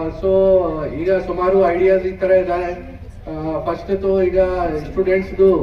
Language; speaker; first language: Kannada; non-native, local second language; Hindi